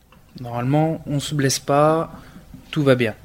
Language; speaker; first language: French; native; French